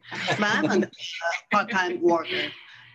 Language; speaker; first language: English; non-native, fluent; Japanese